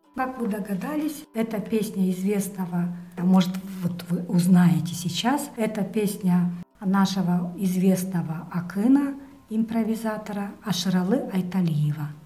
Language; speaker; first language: Russian; non-native, local second language; Kyrgyz